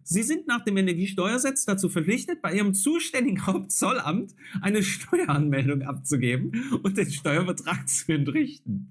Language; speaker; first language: German; native; German